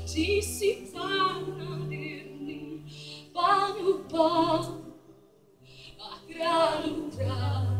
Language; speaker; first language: Czech; non-native, learner; English